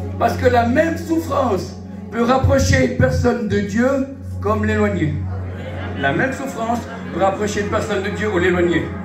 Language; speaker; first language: French; early bilingual, other home language; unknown